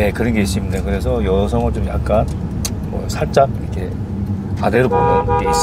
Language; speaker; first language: Korean; native; Korean